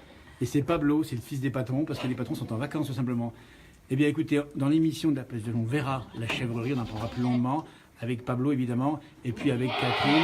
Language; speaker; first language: French; native; French